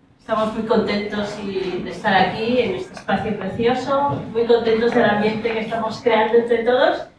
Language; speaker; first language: Spanish; native; Spanish